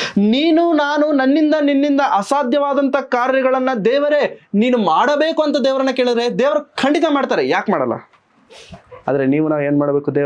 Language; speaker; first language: Kannada; non-native, local second language; Telugu